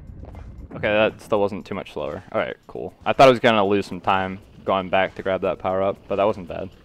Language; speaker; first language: English; native; English